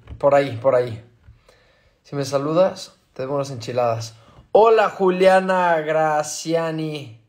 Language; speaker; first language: Spanish; native; Spanish